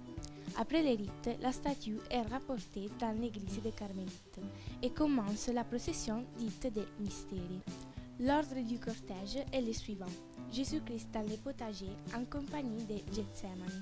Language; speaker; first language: French; non-native, learner; Italian